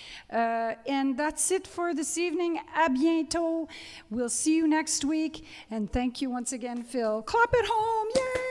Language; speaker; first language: English; native; English